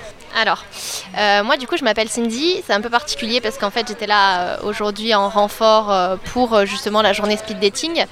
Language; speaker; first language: French; native; French